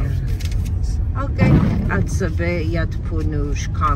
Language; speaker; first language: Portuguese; early bilingual, heritage; English